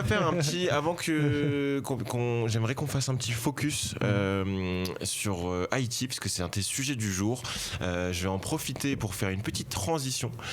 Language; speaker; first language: French; native; French